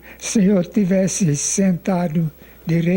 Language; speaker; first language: Portuguese; non-native, fluent; English